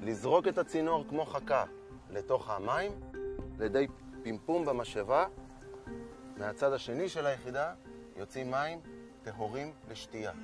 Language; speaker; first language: Hebrew; native; Hebrew